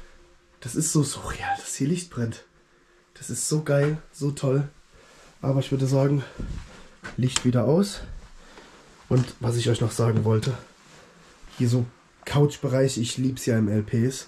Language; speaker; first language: German; native; German